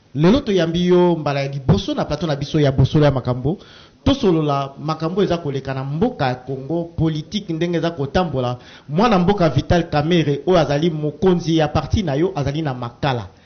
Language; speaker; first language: Lingala; native; Lingala